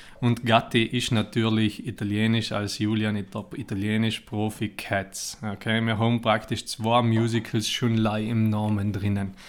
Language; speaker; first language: German; native; German